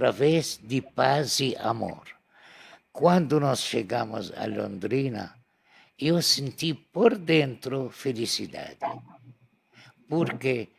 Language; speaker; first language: Portuguese; non-native, learner; Arabic